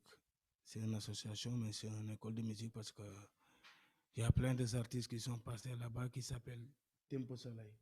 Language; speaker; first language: French; non-native, local second language; Wolof